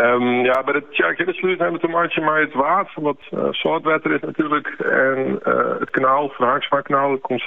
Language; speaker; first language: Dutch; non-native, local second language; Western Frisian